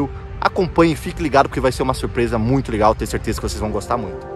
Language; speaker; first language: Portuguese; native; Portuguese